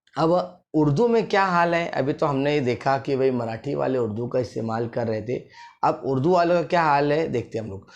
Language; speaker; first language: Urdu; native; Urdu